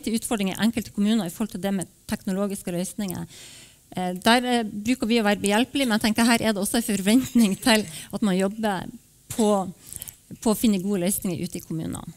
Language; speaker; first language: Norwegian; native; Norwegian